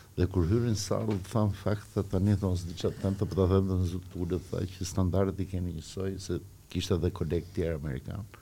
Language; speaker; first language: Albanian; native; Albanian